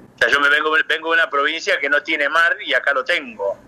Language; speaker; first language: Spanish; native; Spanish